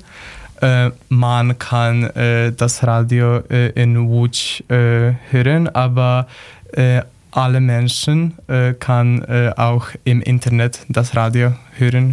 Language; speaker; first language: German; non-native, learner; Polish